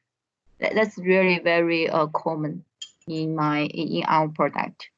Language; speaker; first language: English; non-native, fluent; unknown